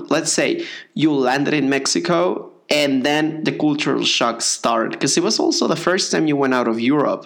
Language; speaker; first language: English; non-native, fluent; Spanish